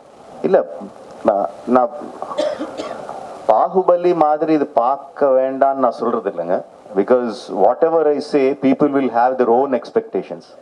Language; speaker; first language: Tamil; non-native, local second language; Telugu